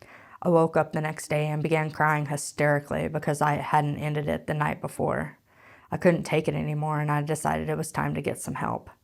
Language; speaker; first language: English; native; English